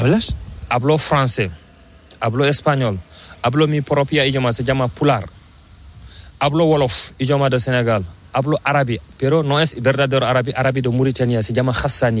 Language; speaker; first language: Spanish; non-native, learner; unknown